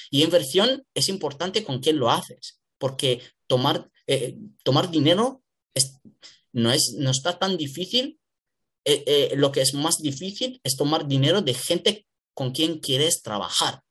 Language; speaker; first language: Spanish; non-native, learner; Italian